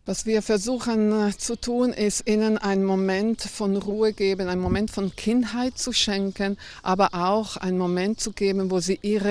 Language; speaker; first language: German; non-native, fluent; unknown